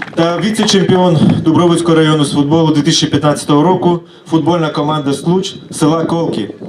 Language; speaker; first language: Ukrainian; native; Ukrainian